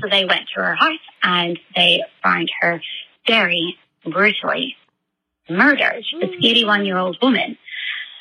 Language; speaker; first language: English; native; English